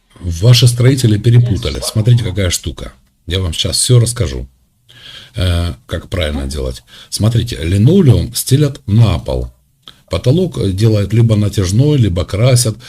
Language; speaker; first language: Russian; native; Russian